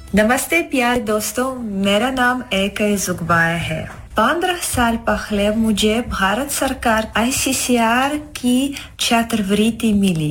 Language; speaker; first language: Hindi; non-native, fluent; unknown